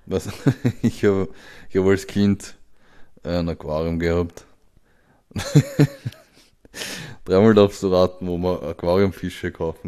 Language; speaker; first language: German; native; German